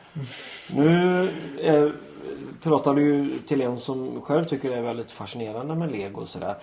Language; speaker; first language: Swedish; native; Swedish